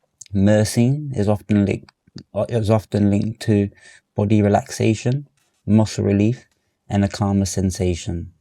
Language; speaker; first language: English; native; English